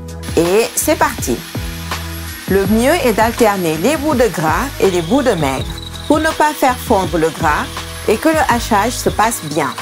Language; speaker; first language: French; native; French